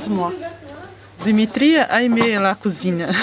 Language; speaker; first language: French; non-native, learner; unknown